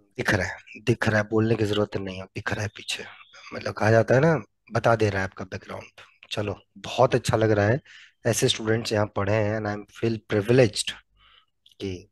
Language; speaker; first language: Hindi; native; Hindi